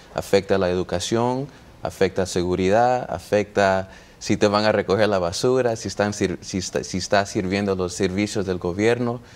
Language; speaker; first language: Spanish; early bilingual, heritage; Spanish